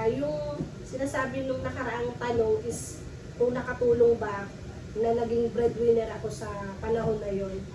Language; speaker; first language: Filipino; native; Filipino